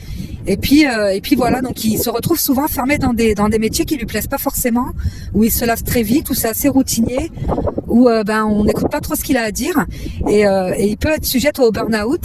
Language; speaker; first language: French; native; French